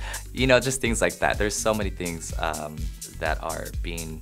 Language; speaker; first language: English; native; English